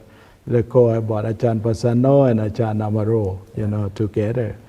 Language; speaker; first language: English; non-native, learner; Thai